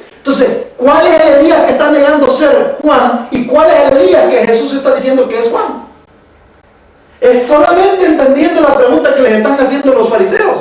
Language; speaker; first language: Spanish; native; Spanish